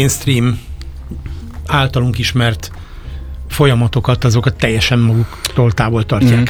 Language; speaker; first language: Hungarian; native; Hungarian